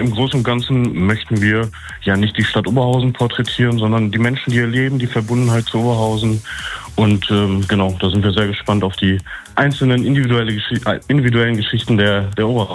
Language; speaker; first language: German; native; German